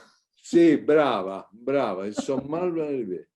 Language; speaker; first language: French; non-native, learner; Italian